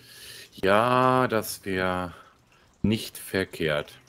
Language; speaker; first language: German; native; German